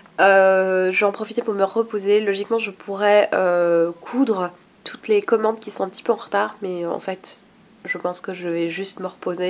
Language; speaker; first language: French; native; French